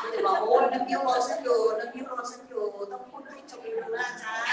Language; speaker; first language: Thai; native; Thai